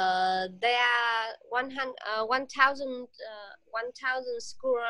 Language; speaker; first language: English; non-native, learner; Vietnamese